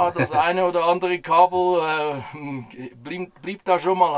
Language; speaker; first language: German; native; German